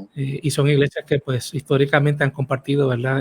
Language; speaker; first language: Spanish; native; Spanish